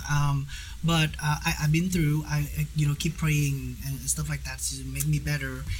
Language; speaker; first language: English; non-native, learner; Vietnamese